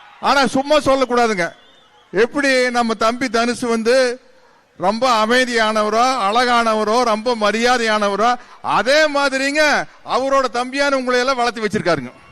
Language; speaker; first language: Tamil; native; Tamil